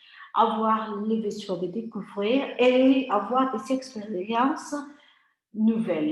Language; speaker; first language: French; non-native, fluent; Spanish